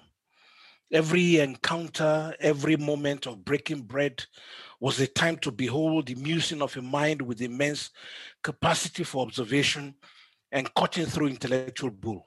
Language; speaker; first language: English; non-native, local second language; Yoruba